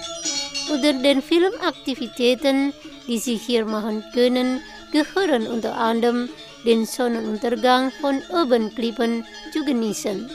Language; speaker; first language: German; non-native, fluent; Indonesian